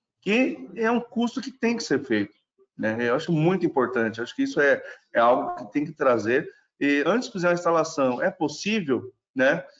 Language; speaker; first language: Portuguese; non-native, fluent; German